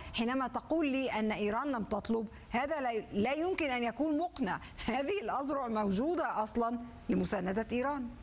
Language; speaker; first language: Arabic; native; Arabic